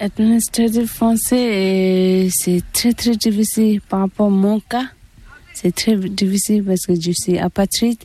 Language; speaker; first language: French; non-native, learner; Tibetan